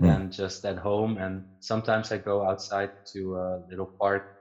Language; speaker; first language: English; non-native, fluent; Dutch